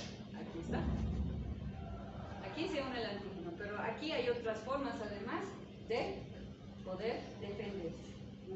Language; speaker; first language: Spanish; native; Spanish